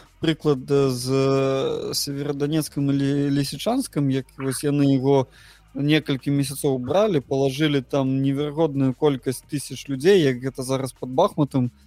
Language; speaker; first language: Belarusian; non-native, local second language; Russian